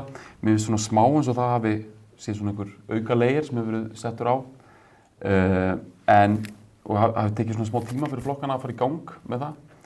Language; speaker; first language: Icelandic; native; Icelandic